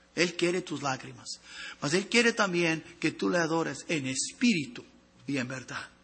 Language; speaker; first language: Spanish; non-native, fluent; English